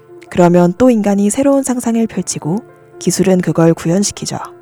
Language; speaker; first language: Korean; native; Korean